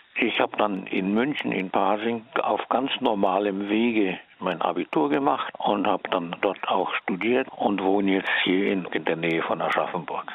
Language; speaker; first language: German; early bilingual, heritage; German